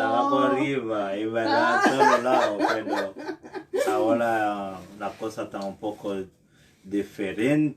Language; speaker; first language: Spanish; non-native, learner; Haitian Creole